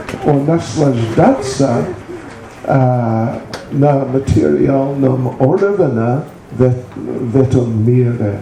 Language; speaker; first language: Russian; non-native, learner; English